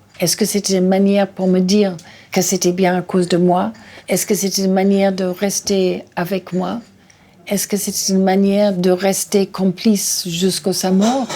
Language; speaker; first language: French; non-native, fluent; English